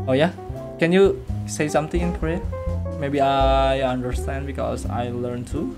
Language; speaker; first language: English; non-native, learner; Indonesian